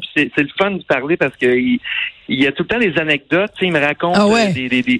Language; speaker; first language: French; native; French